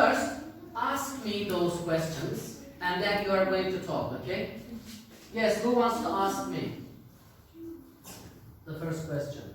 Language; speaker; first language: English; non-native, fluent; Turkish